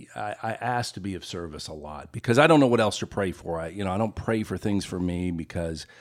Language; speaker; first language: English; native; English